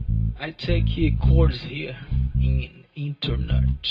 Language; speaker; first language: English; non-native, learner; Portuguese